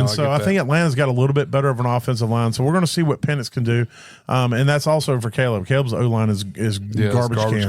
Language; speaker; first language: English; native; English